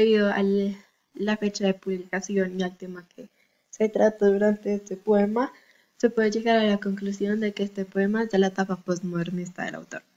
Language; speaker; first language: Spanish; native; Spanish